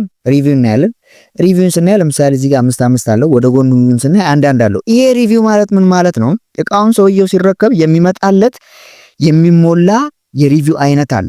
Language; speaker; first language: Amharic; native; Amharic